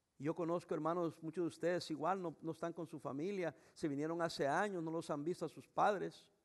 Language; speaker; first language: Spanish; native; Spanish